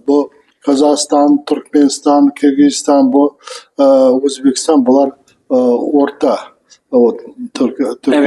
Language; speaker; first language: Turkish; non-native, learner; Kazakh